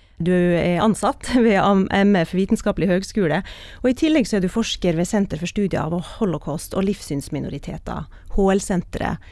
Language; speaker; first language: Norwegian; native; Norwegian